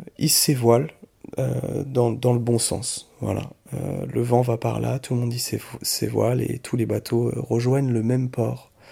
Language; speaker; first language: French; native; French